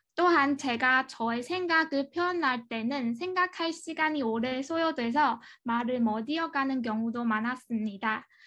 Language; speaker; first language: Korean; non-native, fluent; Chinese